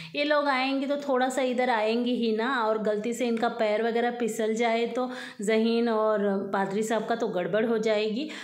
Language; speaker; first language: Hindi; native; Hindi